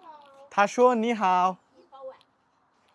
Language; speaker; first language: Chinese; non-native, learner; Bangla